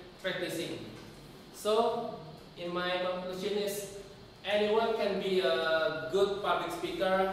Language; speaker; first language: English; non-native, learner; Indonesian